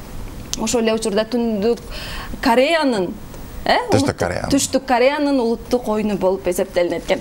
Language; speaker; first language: Kyrgyz; native; Kyrgyz